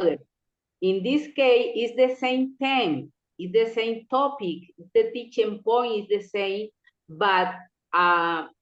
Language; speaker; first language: English; non-native, local second language; Spanish